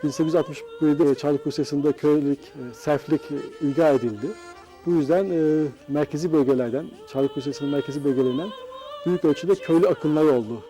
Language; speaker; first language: Turkish; native; Turkish